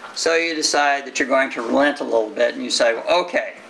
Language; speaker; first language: English; native; English